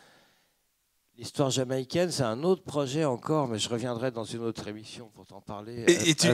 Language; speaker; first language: French; native; French